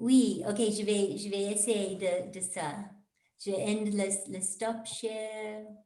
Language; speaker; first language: French; non-native, fluent; English